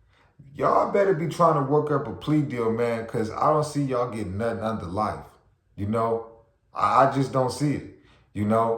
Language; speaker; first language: English; native; English